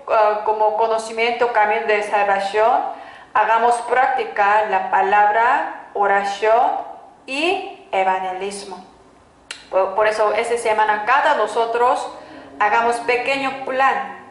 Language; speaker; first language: Spanish; non-native, fluent; Korean